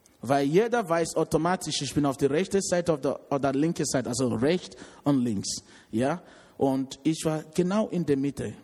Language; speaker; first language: German; non-native, learner; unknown